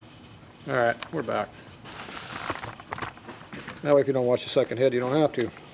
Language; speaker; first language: English; native; English